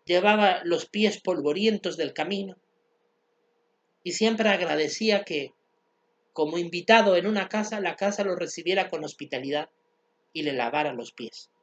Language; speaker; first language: Spanish; native; Spanish